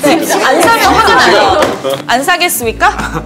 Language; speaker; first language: Korean; non-native, learner; Chinese